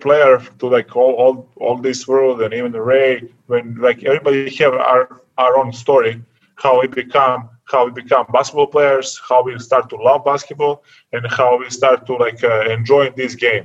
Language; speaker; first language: English; non-native, learner; Serbian